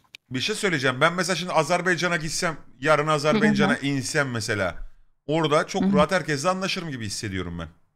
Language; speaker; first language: Turkish; native; Turkish